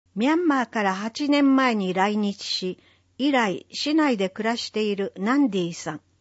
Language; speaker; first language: Japanese; native; Japanese